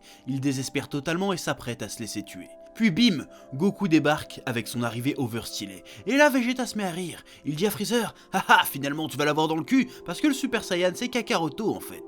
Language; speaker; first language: French; native; French